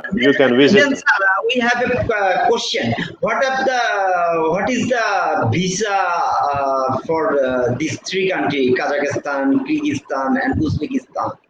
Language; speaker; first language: English; non-native, fluent; Bangla